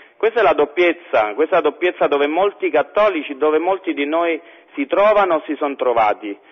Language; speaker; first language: Italian; native; Italian